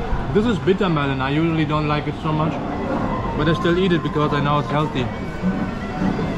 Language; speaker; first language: English; non-native, fluent; German